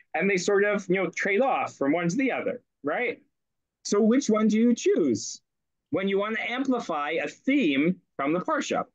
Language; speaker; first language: English; native; English